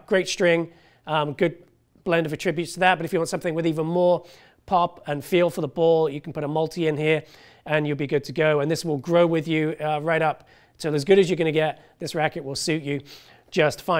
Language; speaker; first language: English; native; English